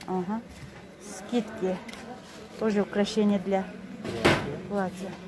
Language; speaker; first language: Russian; non-native, local second language; Uzbek